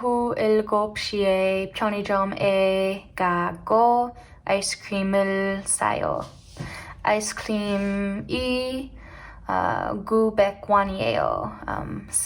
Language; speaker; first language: Korean; non-native, learner; English